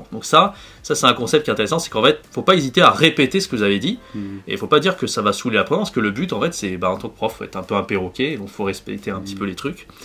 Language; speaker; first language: French; native; French